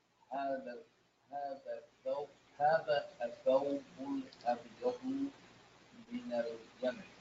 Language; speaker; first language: Arabic; non-native, learner; English